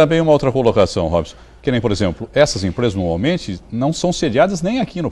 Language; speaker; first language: Portuguese; native; Portuguese